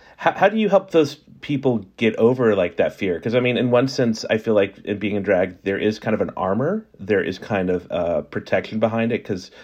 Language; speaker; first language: English; native; English